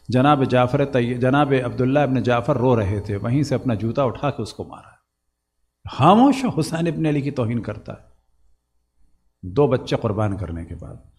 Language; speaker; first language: Urdu; native; Urdu